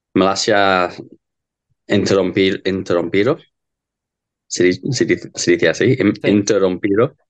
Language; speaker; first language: Spanish; non-native, learner; English